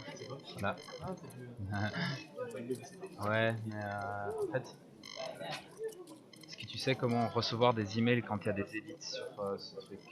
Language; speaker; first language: French; native; French